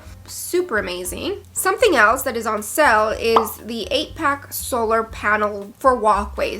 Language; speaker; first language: English; native; English